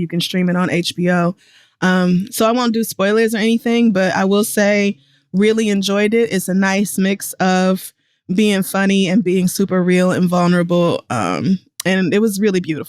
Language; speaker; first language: English; native; English